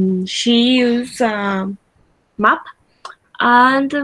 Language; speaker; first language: English; non-native, learner; Spanish